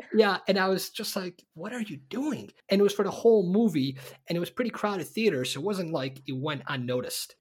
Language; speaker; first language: English; early bilingual, other home language; Bosnian